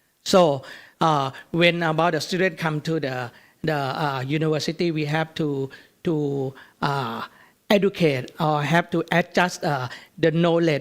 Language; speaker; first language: English; non-native, learner; Thai